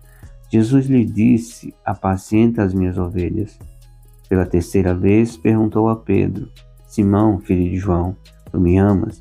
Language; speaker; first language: Portuguese; native; Portuguese